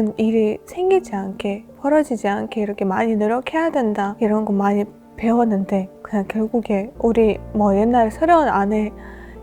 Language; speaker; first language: Korean; non-native, fluent; Russian